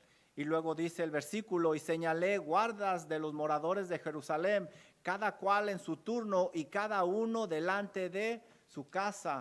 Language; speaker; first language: Spanish; native; Spanish